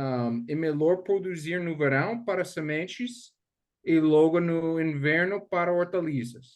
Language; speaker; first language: Portuguese; non-native, fluent; English